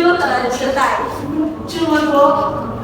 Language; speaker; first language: Chinese; non-native, fluent; Indonesian